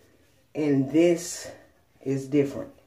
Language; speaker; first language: English; native; English